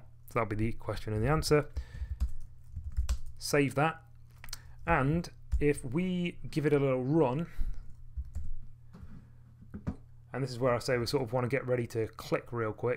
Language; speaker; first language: English; native; English